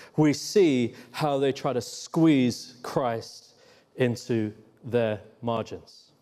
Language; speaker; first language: English; native; English